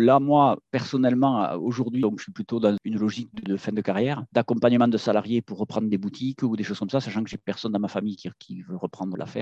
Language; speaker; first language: French; native; French